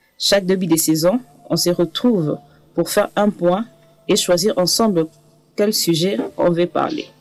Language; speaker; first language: French; native; French